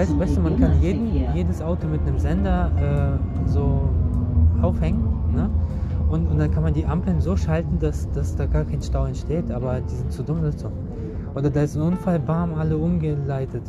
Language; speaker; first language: German; non-native, fluent; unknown